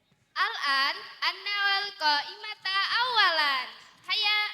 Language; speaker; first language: Arabic; non-native, learner; Indonesian